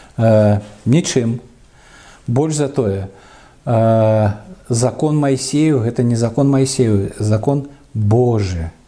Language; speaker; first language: Belarusian; non-native, local second language; Russian